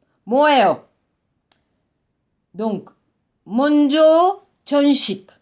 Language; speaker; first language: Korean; non-native, learner; French